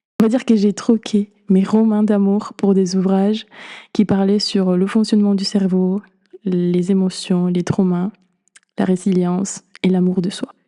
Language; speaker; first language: French; non-native, fluent; Spanish